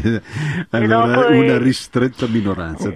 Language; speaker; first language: Italian; native; Italian